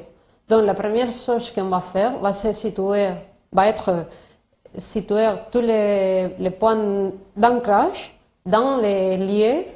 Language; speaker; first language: French; non-native, fluent; Spanish